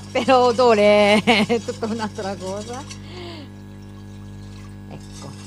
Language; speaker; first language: Italian; non-native, learner; Japanese